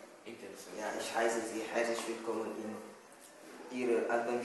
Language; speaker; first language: German; non-native, learner; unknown